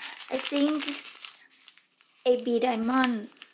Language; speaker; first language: English; non-native, learner; Thai